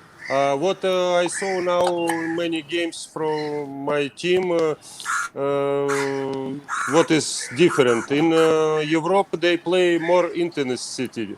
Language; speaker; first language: English; non-native, learner; Russian